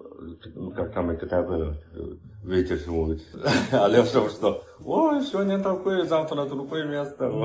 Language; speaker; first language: Russian; non-native, learner; Chinese